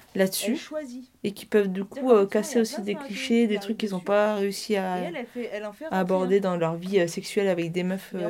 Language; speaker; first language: French; native; French